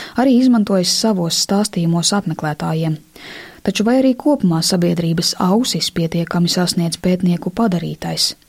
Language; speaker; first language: Latvian; native; Latvian